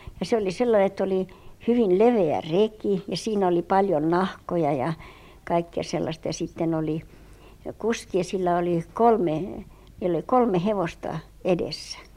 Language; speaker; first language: Finnish; early bilingual, heritage; Finnish